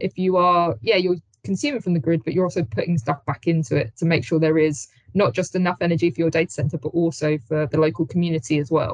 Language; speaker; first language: English; native; English